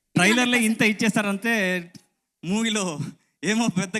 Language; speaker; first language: Telugu; non-native, learner; Kannada